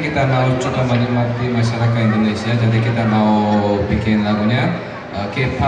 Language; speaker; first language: Indonesian; non-native, fluent; Korean